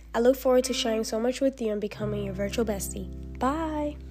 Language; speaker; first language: English; early bilingual, other home language; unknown